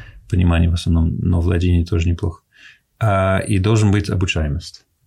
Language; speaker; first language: Russian; non-native, fluent; English